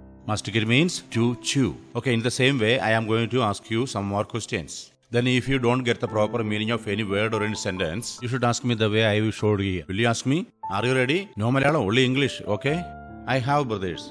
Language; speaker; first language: English; non-native, local second language; Malayalam